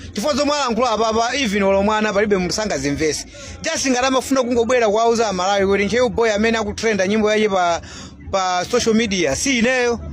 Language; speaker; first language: Nyanja; native; Nyanja